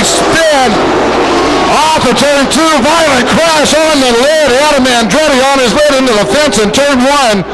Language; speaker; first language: English; native; English